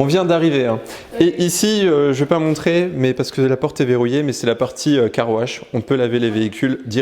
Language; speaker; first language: French; native; French